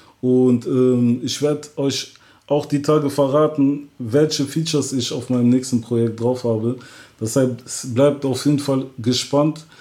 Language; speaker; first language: German; early bilingual, other home language; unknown